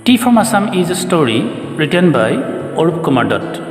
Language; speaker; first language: English; non-native, local second language; Assamese